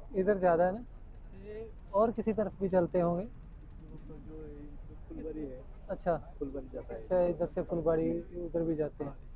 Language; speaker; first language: Hindi; non-native, local second language; Punjabi